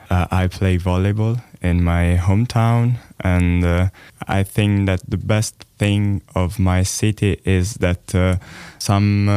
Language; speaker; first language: English; non-native, learner; Italian